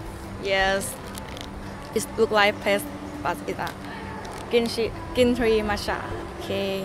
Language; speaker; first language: English; non-native, learner; Thai